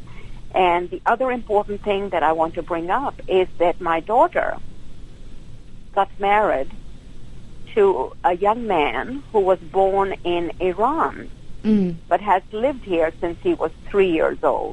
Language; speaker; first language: English; non-native, local second language; Hindi